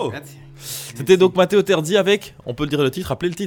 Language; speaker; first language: French; native; French